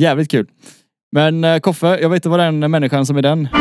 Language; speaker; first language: Swedish; native; Swedish